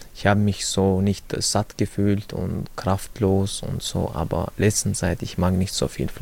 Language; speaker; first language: German; early bilingual, other home language; Chechen